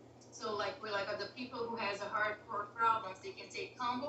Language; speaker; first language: English; non-native, fluent; Portuguese